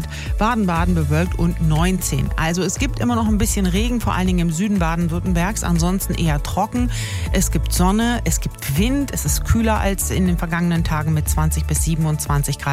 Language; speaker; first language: German; native; German